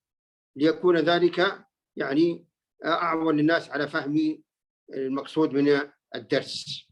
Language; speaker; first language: Arabic; native; Arabic